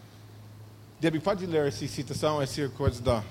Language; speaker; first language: Portuguese; non-native, fluent; English